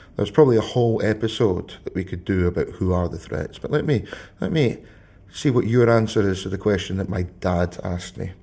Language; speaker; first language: English; native; English